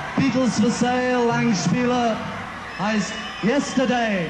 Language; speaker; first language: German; non-native, learner; English